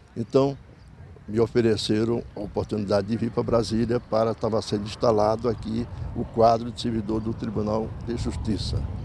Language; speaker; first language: Portuguese; native; Portuguese